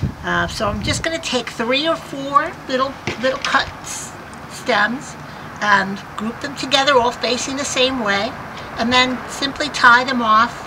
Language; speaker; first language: English; native; English